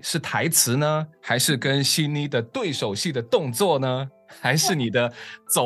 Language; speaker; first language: Chinese; native; Chinese